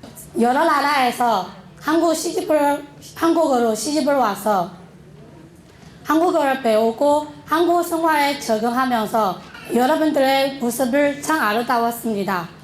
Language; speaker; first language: Korean; non-native, learner; Chinese